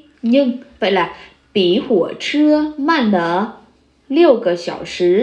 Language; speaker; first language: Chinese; non-native, fluent; Vietnamese